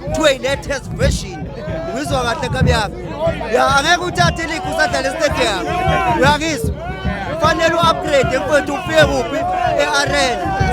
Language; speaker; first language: Zulu; native; Zulu